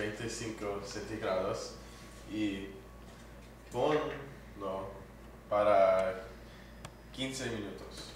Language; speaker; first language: Spanish; non-native, learner; English